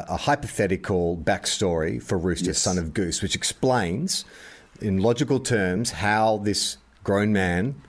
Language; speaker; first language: English; native; English